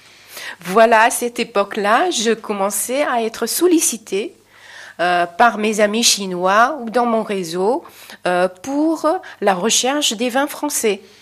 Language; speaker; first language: French; non-native, fluent; Chinese